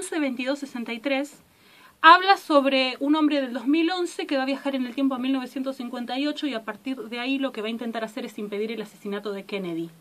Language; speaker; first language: Spanish; native; Spanish